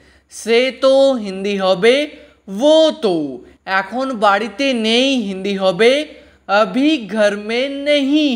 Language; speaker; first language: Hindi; non-native, fluent; Bangla